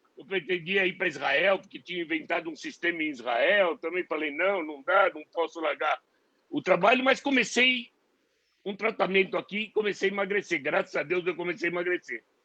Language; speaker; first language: Portuguese; non-native, fluent; Hebrew